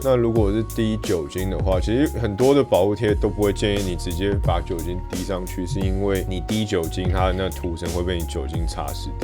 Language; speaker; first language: Chinese; native; Chinese